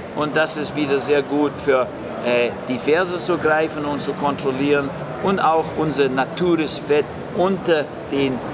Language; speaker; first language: German; non-native, fluent; English